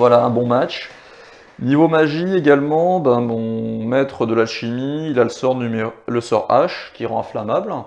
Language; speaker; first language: French; native; French